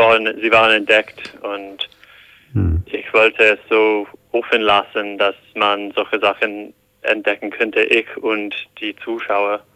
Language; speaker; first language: German; non-native, fluent; English